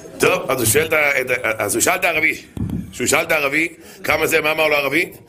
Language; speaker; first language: Hebrew; native; Hebrew